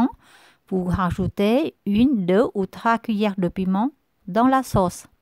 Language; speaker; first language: French; non-native, learner; Vietnamese